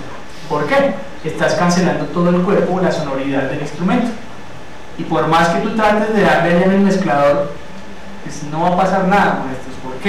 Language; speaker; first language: Spanish; native; Spanish